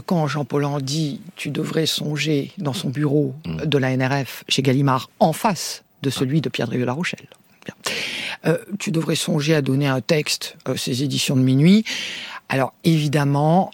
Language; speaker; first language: French; native; French